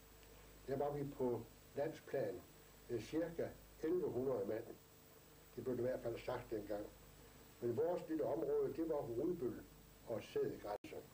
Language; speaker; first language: Danish; native; Danish